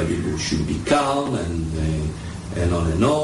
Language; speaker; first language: English; early bilingual, other home language; French